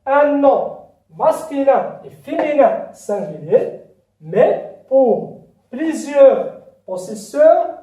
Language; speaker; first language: French; non-native, local second language; Arabic